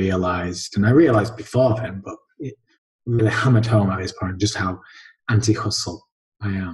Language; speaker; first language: English; native; English